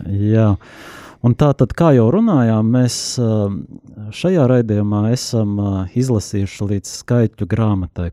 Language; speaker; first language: Latvian; native; Latvian